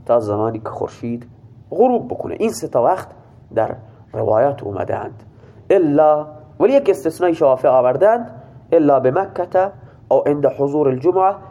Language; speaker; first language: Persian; non-native, local second language; Baluchi